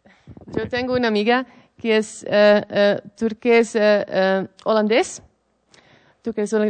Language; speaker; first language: Spanish; non-native, learner; Dutch